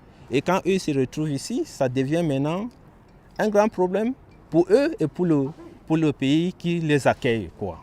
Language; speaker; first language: French; non-native, local second language; Wolof